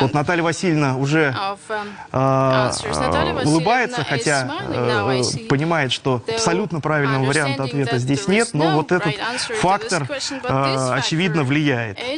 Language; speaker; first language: Russian; native; Russian